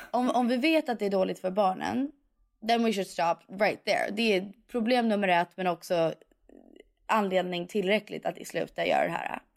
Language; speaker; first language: Swedish; early bilingual, heritage; Swedish